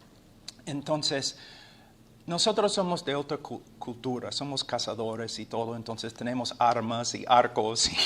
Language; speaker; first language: Spanish; non-native, fluent; English